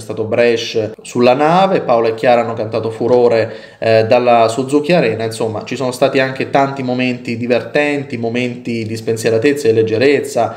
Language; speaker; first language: Italian; native; Italian